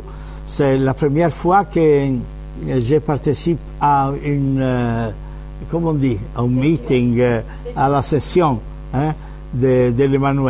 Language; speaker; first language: French; non-native, fluent; Italian